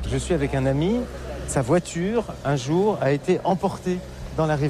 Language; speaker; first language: French; native; French